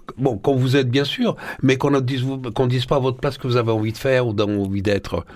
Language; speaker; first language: French; early bilingual, other home language; Arabic